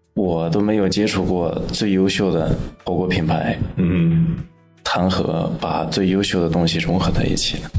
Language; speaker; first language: Chinese; native; Chinese